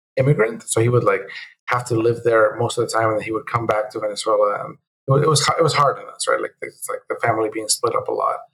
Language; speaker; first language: English; early bilingual, other home language; Spanish